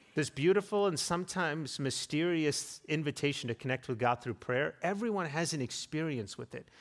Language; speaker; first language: English; native; English